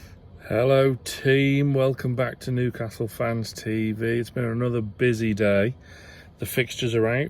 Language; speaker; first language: English; native; English